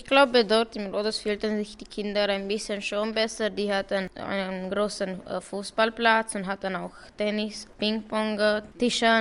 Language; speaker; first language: German; non-native, local second language; Romanian